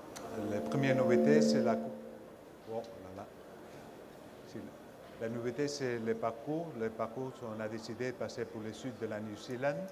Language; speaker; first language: French; non-native, fluent; Spanish